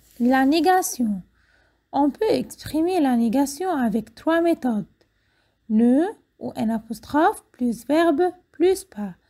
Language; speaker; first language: French; non-native, fluent; Arabic